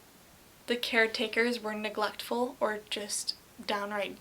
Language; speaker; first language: English; native; English